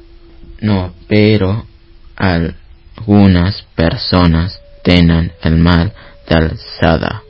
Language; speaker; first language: Catalan; early bilingual, other home language; Spanish